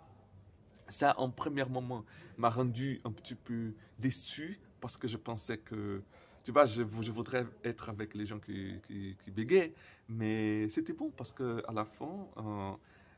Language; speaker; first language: French; non-native, fluent; Portuguese